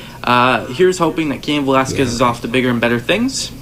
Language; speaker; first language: English; native; English